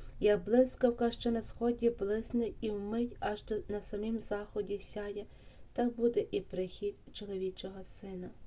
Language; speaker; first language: Ukrainian; native; Ukrainian